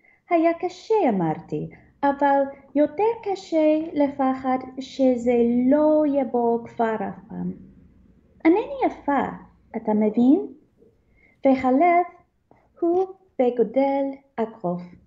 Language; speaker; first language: Hebrew; non-native, fluent; English